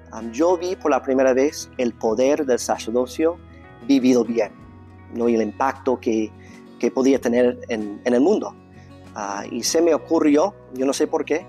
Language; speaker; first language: Spanish; non-native, fluent; English